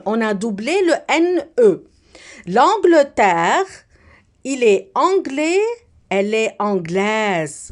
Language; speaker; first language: French; non-native, fluent; Arabic